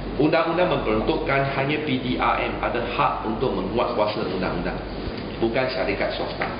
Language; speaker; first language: Malay; non-native, local second language; Chinese